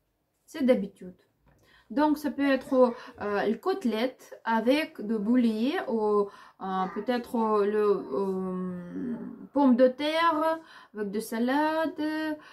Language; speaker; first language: French; non-native, learner; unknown